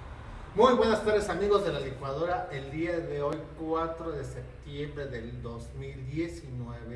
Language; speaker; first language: Spanish; native; Spanish